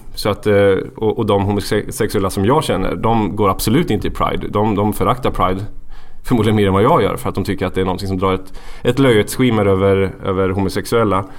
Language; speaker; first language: Swedish; native; Swedish